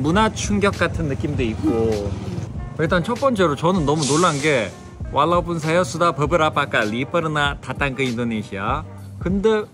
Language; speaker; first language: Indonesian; non-native, fluent; Korean